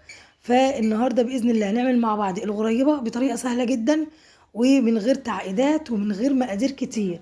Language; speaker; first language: Arabic; native; Arabic